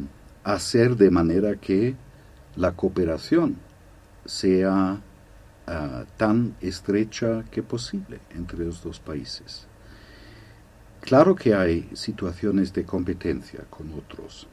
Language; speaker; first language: Spanish; non-native, fluent; German